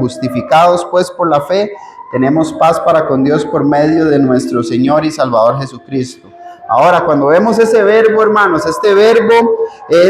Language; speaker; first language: Spanish; native; Spanish